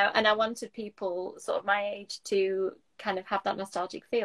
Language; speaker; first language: English; native; English